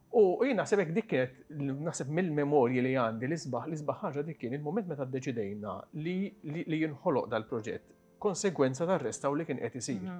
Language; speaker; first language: Maltese; native; Maltese